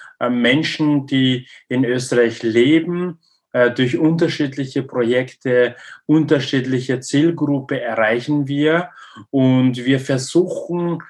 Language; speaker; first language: German; non-native, learner; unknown